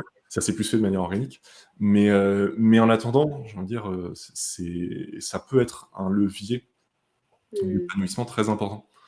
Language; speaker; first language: French; native; French